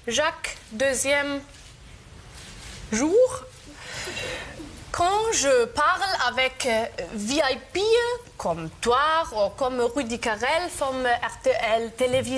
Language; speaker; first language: French; non-native, learner; German